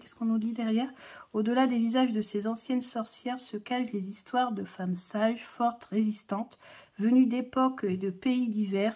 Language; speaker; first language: French; native; French